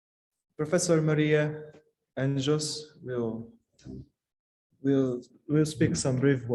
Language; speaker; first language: English; non-native, fluent; Portuguese